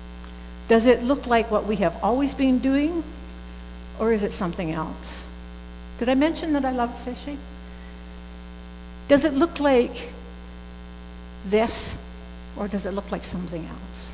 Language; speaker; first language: English; native; English